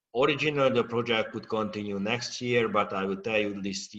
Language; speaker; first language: English; non-native, fluent; Hungarian